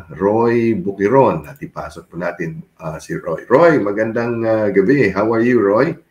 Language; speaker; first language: Filipino; native; Filipino